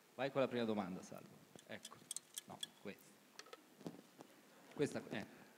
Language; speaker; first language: Italian; native; Italian